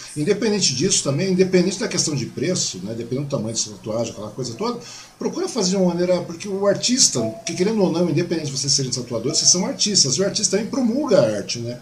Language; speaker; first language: Portuguese; native; Portuguese